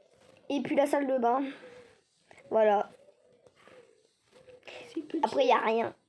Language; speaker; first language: French; native; French